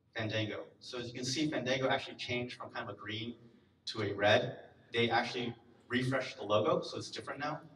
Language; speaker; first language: English; native; English